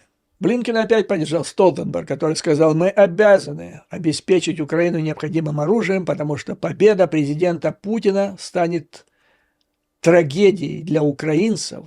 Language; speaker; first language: Russian; native; Russian